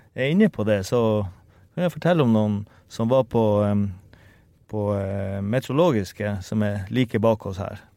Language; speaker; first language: Norwegian; native; Norwegian